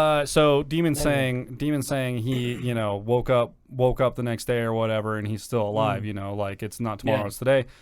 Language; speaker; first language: English; native; English